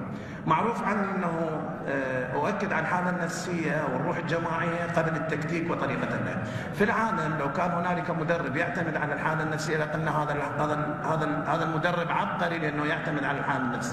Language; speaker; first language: Arabic; native; Arabic